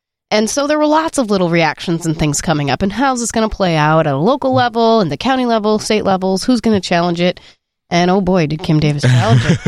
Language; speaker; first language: English; native; English